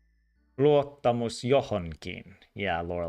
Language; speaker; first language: Finnish; non-native, learner; English